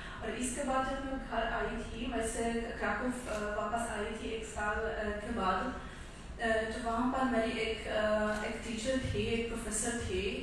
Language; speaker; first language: Urdu; non-native, fluent; Polish